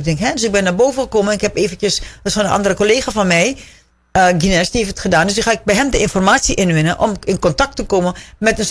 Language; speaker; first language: Dutch; native; Dutch